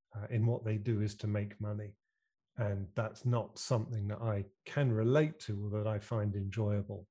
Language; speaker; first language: English; native; English